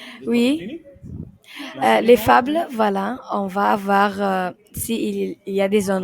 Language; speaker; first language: French; non-native, learner; Arabic